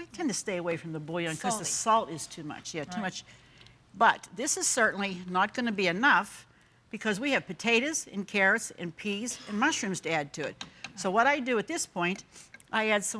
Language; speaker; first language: English; native; English